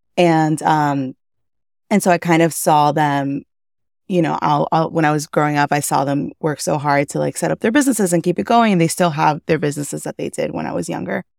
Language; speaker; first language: English; early bilingual, other home language; Spanish